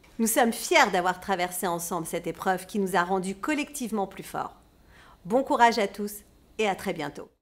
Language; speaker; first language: French; native; French